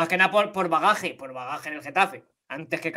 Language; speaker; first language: Spanish; native; Spanish